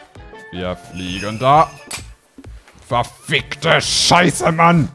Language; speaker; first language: German; native; German